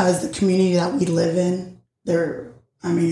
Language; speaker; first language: English; early bilingual, other home language; Spanish